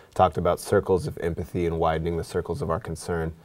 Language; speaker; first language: English; native; English